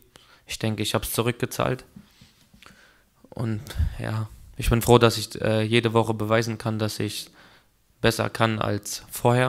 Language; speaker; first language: German; early bilingual, other home language; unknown